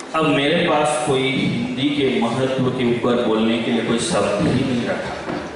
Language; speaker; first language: Hindi; non-native, local second language; Kannada